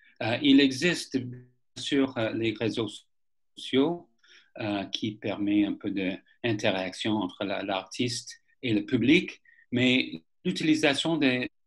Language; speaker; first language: French; non-native, fluent; English